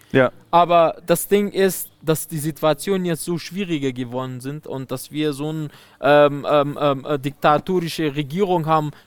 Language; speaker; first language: German; non-native, fluent; Persian